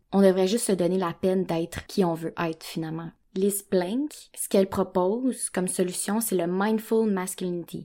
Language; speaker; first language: French; native; French